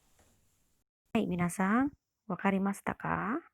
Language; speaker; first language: Japanese; non-native, fluent; Indonesian